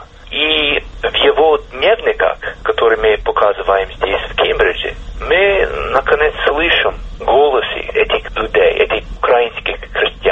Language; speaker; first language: Russian; non-native, fluent; English